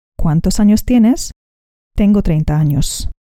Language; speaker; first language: Spanish; non-native, fluent; Polish